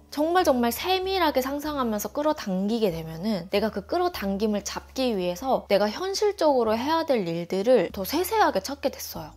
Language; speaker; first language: Korean; native; Korean